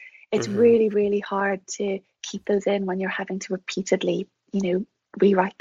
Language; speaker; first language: English; native; English